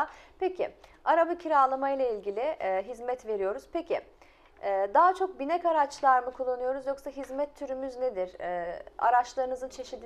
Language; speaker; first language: Turkish; native; Turkish